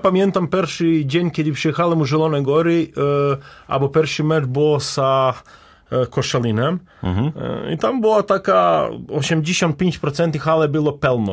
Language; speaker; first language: Polish; non-native, learner; Serbian